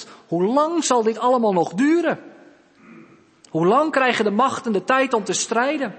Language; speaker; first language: Dutch; native; Dutch